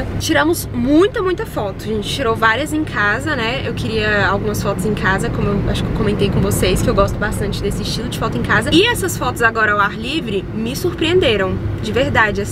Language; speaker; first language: Portuguese; native; Portuguese